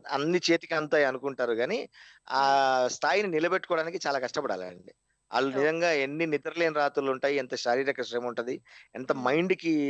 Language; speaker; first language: Telugu; native; Telugu